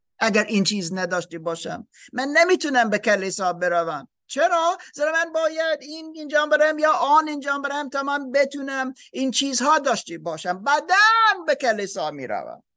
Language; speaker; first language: Persian; non-native, learner; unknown